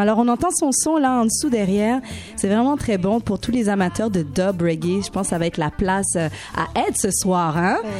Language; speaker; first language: French; native; French